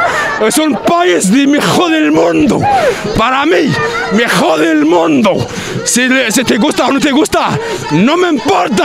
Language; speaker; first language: Spanish; non-native, learner; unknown